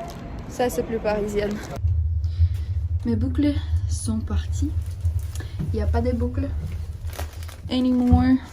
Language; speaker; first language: French; non-native, fluent; Russian